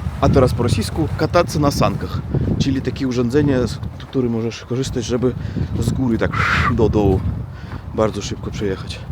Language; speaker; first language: Polish; non-native, fluent; Russian